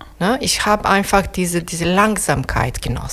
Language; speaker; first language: German; non-native, fluent; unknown